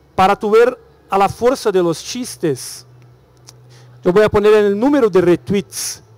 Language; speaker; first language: Spanish; non-native, learner; Portuguese